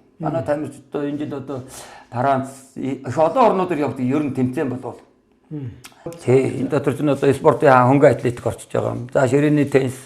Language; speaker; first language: Mongolian; native; Mongolian